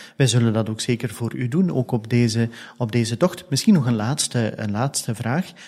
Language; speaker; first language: Dutch; native; Dutch